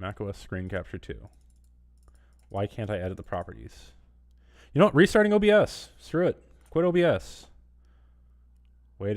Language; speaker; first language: English; native; English